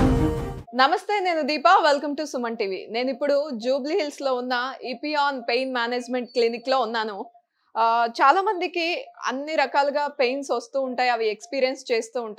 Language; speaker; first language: Telugu; native; Telugu